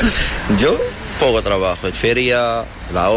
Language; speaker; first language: Spanish; non-native, learner; Arabic